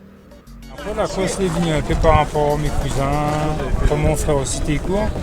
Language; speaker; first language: French; non-native, local second language; Réunion Creole French